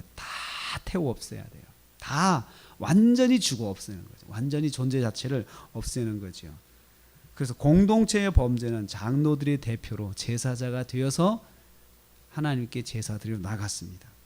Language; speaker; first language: Korean; native; Korean